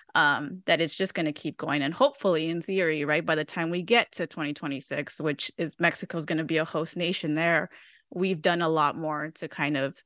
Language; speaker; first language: English; early bilingual, other home language; Spanish